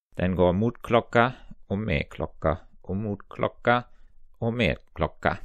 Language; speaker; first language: Norwegian; non-native, fluent; German